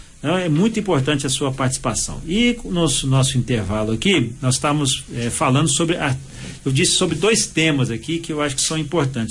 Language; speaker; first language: Portuguese; native; Portuguese